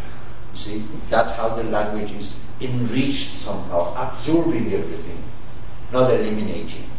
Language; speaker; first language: English; non-native, fluent; Persian